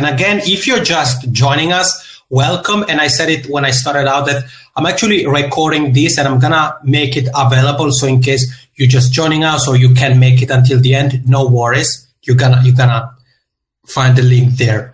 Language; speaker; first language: English; non-native, fluent; Italian